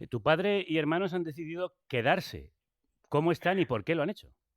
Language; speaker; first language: Spanish; native; Spanish